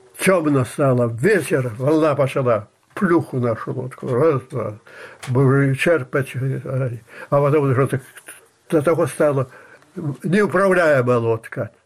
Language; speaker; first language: Russian; non-native, fluent; Belarusian